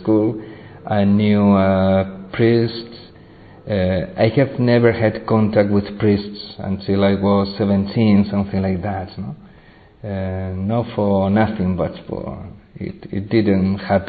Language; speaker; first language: English; non-native, fluent; Spanish